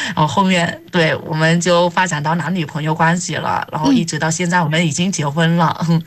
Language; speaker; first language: Chinese; non-native, fluent; Vietnamese